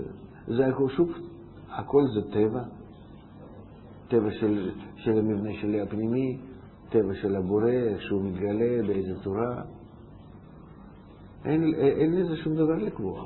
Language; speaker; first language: Hebrew; non-native, fluent; Russian